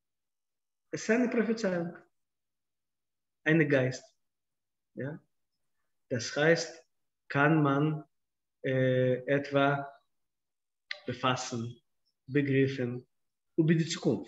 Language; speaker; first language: German; non-native, fluent; Russian